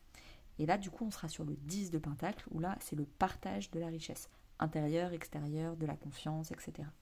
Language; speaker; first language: French; native; French